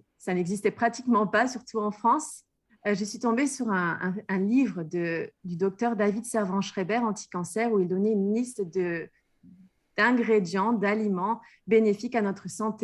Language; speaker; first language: French; native; French